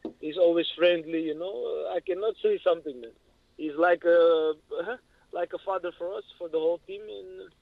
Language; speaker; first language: English; non-native, learner; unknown